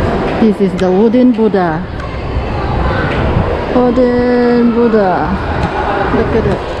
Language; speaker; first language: English; non-native, local second language; Filipino